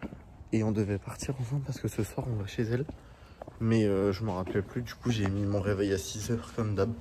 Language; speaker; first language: French; native; French